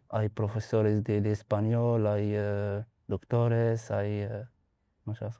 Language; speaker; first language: Spanish; non-native, learner; Arabic